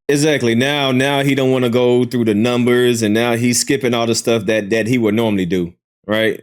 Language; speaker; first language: English; native; English